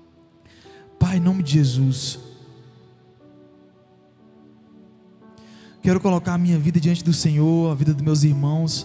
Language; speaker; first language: Portuguese; native; Portuguese